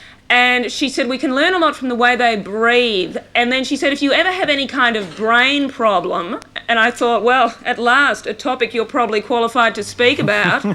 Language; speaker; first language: English; native; English